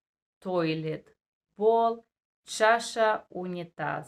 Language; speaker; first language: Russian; non-native, learner; Bulgarian